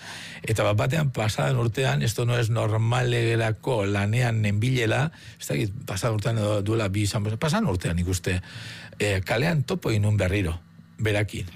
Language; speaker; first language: Basque; native; Basque